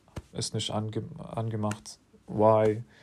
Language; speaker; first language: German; non-native, fluent; English